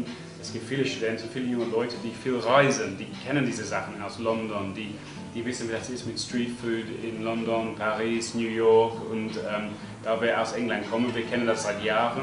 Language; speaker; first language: German; non-native, fluent; English